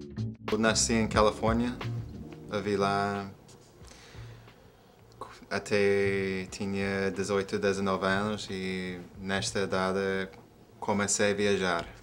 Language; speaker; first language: Portuguese; non-native, fluent; English